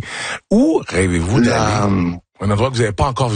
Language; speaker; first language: French; native; French